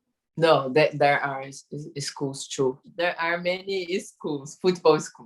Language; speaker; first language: English; non-native, learner; Portuguese